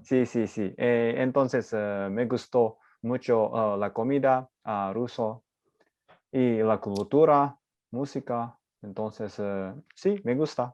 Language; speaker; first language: Spanish; non-native, learner; Japanese